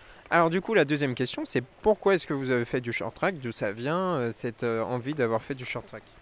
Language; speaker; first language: French; native; French